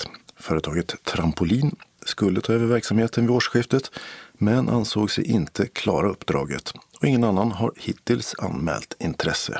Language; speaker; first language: Swedish; native; Swedish